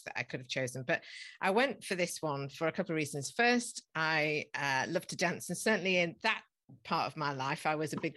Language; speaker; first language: English; native; English